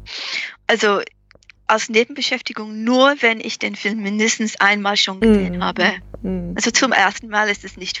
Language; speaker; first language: German; non-native, fluent; English